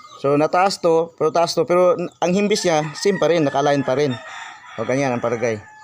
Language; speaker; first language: Filipino; non-native, local second language; Cebuano